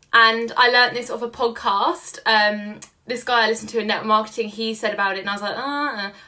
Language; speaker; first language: English; native; English